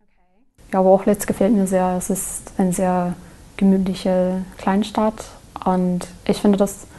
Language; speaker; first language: German; non-native, learner; English